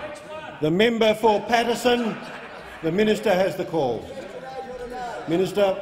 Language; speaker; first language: English; native; English